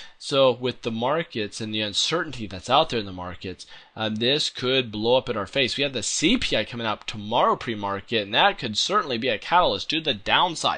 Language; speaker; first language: English; native; English